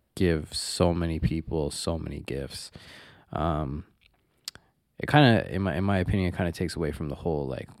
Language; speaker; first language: English; native; English